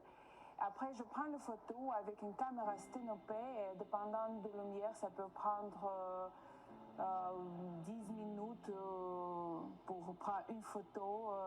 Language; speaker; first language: French; non-native, learner; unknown